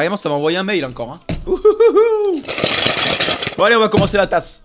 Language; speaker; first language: French; native; French